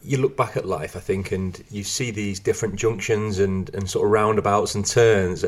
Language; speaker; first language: English; native; English